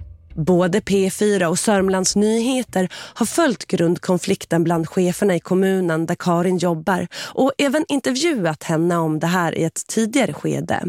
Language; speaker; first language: Swedish; native; Swedish